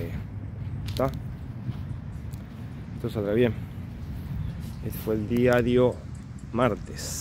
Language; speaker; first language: Spanish; native; Spanish